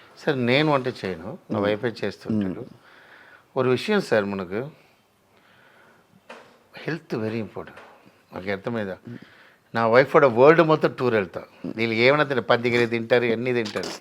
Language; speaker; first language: Telugu; non-native, local second language; Tamil